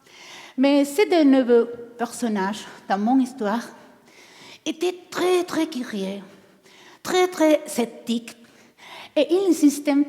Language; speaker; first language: French; non-native, learner; Spanish